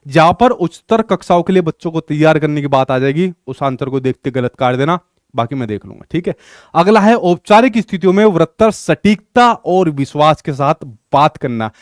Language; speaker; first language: Hindi; native; Hindi